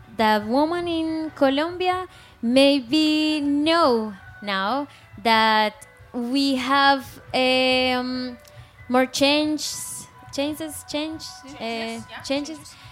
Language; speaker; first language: English; non-native, learner; Spanish